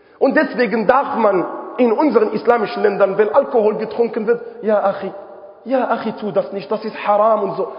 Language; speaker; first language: German; non-native, fluent; Arabic